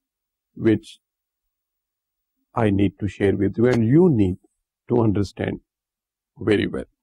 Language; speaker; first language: English; non-native, local second language; Urdu